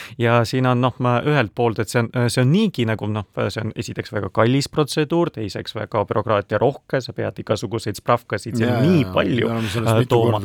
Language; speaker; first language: Estonian; non-native, local second language; Russian